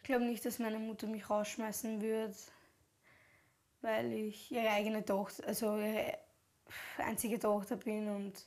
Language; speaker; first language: German; early bilingual, other home language; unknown